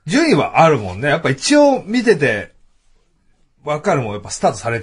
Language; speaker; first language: Japanese; native; Japanese